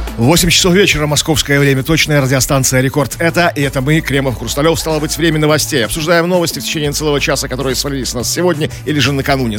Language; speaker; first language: Russian; native; Russian